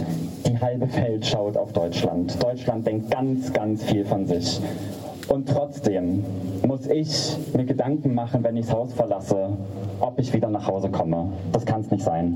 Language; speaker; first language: German; native; German